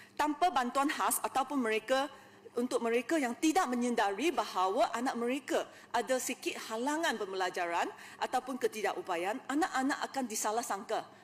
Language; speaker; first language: Malay; non-native, local second language; Chinese